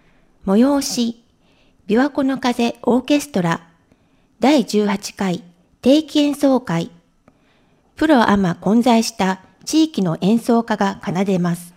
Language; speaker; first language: Japanese; native; Japanese